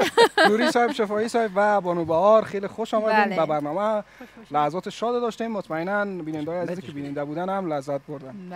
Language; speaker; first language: Persian; native; Persian